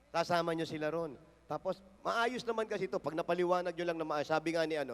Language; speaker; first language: Filipino; native; Filipino